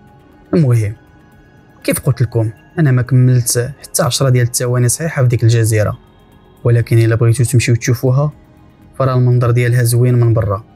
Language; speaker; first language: Arabic; native; Arabic